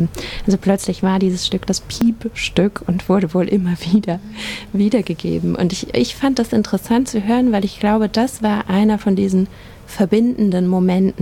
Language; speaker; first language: German; native; German